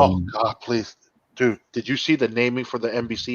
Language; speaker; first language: English; native; English